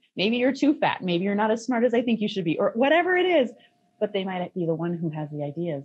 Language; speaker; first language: English; native; English